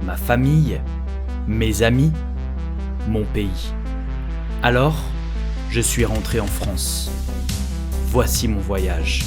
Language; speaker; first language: French; native; French